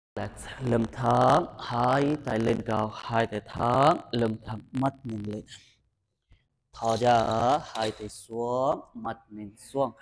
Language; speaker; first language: Vietnamese; non-native, learner; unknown